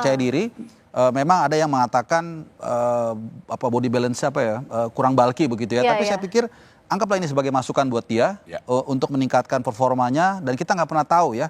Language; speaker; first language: Indonesian; native; Indonesian